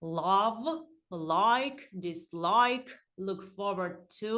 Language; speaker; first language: English; non-native, fluent; Ukrainian